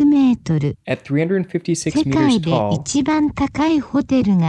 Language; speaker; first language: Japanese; non-native, fluent; English